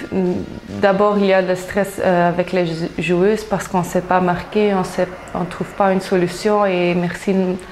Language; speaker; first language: French; non-native, local second language; Dutch